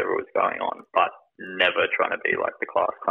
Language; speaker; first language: English; native; English